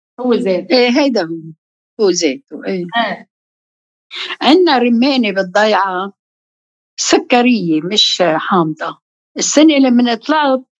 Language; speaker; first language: Arabic; native; Arabic